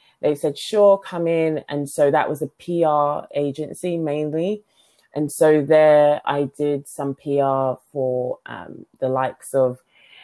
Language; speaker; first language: English; native; English